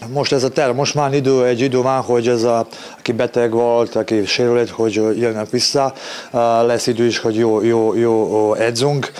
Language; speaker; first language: Hungarian; non-native, learner; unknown